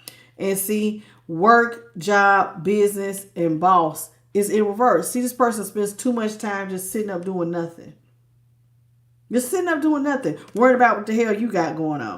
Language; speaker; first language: English; native; English